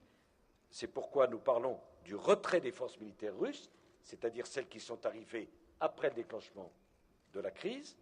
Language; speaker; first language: French; native; French